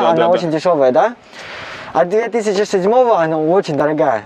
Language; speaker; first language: Russian; non-native, learner; Cantonese